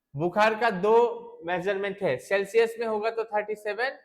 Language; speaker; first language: Hindi; non-native, local second language; Bangla